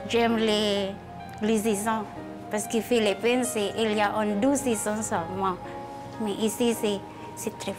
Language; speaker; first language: French; non-native, learner; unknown